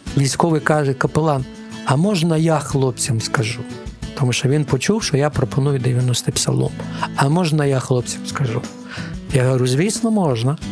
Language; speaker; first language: Ukrainian; non-native, local second language; Russian